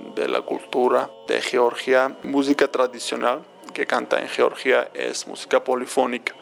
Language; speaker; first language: Spanish; non-native, fluent; Georgian